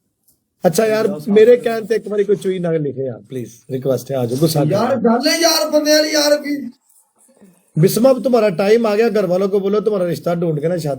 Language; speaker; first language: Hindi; non-native, local second language; Punjabi